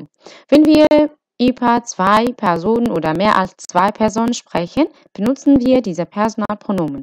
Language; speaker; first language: German; non-native, fluent; Arabic